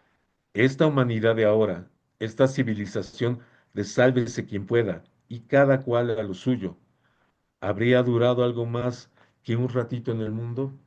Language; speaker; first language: Spanish; native; Spanish